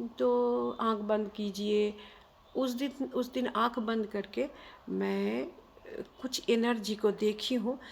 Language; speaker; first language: Hindi; non-native, local second language; Bangla